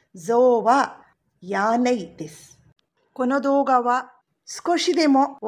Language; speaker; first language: Japanese; non-native, fluent; Tamil